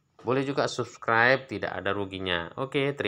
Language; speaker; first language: Indonesian; native; Indonesian